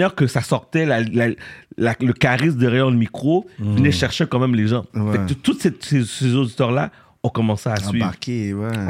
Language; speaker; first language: French; native; French